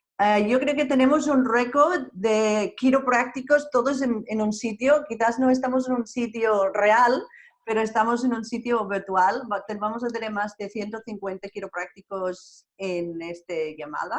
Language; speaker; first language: Spanish; non-native, fluent; English